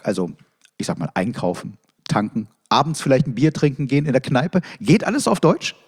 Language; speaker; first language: German; native; German